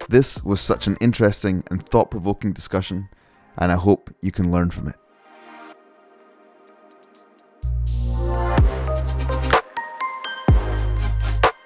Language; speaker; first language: English; native; English